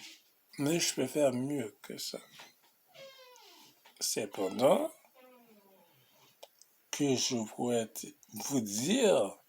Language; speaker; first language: French; non-native, local second language; Haitian Creole